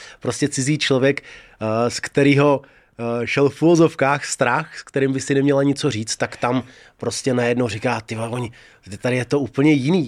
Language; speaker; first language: Czech; early bilingual, other home language; Russian